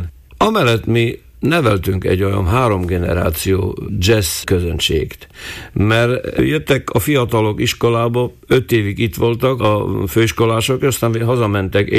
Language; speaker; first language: Hungarian; non-native, local second language; Slovak